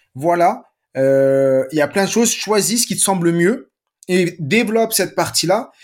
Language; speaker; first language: French; native; French